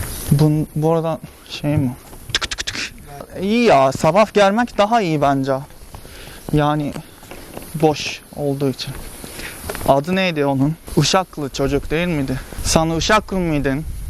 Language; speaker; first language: Turkish; non-native, fluent; Japanese